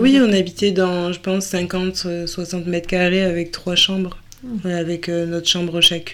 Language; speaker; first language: French; native; French